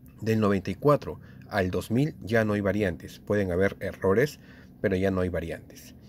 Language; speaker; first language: Spanish; native; Spanish